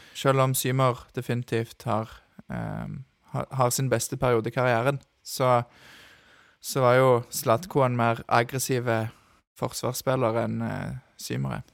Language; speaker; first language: Norwegian; native; Norwegian